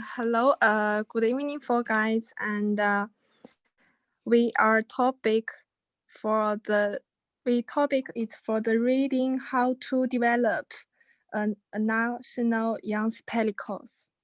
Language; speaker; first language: English; non-native, learner; Chinese